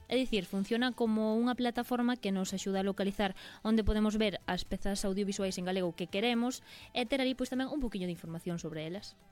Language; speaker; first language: Galician; native; Galician